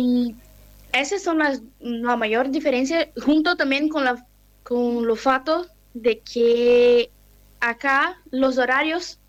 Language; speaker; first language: Spanish; non-native, learner; Portuguese